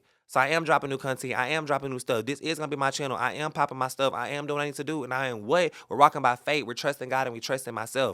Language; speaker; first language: English; native; English